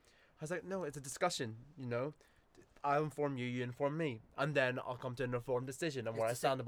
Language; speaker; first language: English; native; English